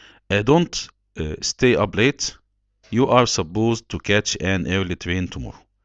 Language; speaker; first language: English; non-native, fluent; Arabic